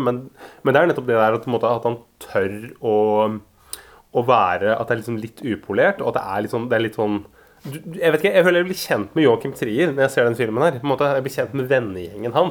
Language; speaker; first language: Norwegian; native; Norwegian